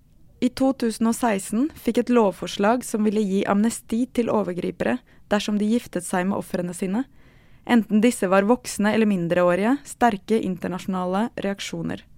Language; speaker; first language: Norwegian; native; Norwegian